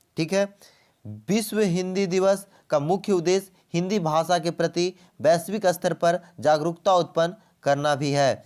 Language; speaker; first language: Hindi; native; Hindi